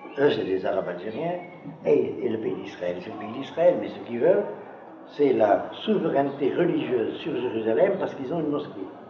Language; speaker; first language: French; native; French